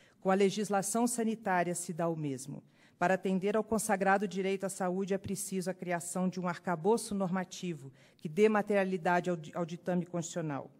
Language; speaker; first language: Portuguese; native; Portuguese